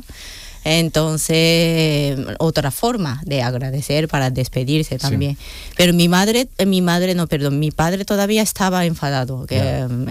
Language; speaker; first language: Spanish; non-native, fluent; Japanese